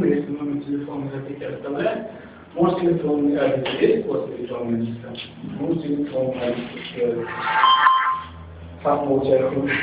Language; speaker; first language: Russian; non-native, local second language; Chechen